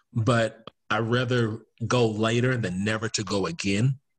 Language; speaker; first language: English; native; English